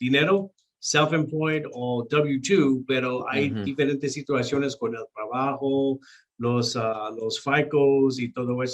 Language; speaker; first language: Spanish; non-native, local second language; English